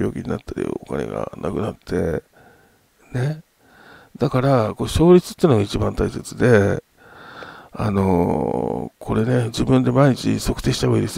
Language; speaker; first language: Japanese; native; Japanese